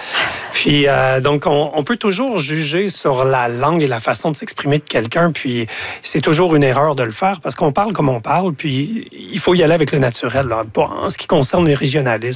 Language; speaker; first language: French; native; French